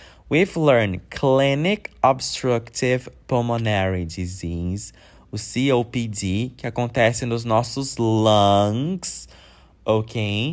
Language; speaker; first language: English; non-native, fluent; Portuguese